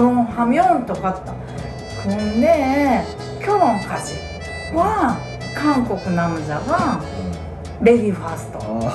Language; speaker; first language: Korean; non-native, learner; Japanese